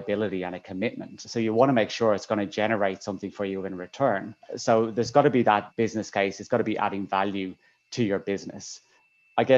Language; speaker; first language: English; native; English